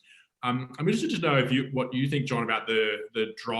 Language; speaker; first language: English; native; English